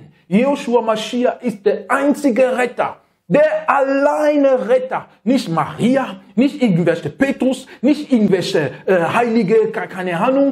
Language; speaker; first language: German; non-native, learner; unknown